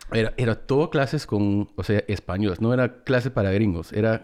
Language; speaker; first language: Spanish; early bilingual, heritage; Spanish